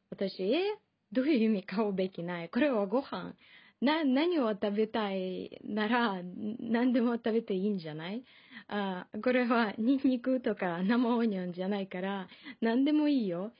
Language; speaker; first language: Japanese; non-native, fluent; Russian